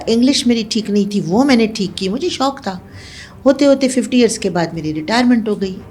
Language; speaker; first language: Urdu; non-native, local second language; Pashto